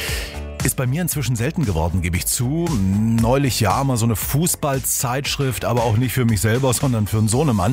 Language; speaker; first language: German; native; German